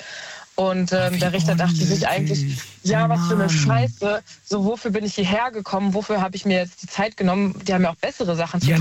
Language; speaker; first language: German; native; German